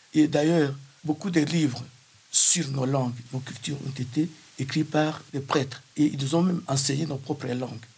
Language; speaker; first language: French; non-native, local second language; Kongo